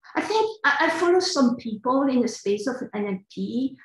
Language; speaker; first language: English; non-native, fluent; French